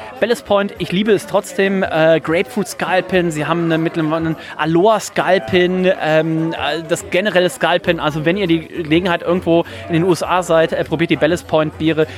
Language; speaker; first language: German; native; German